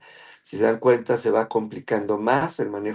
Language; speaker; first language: Spanish; native; Spanish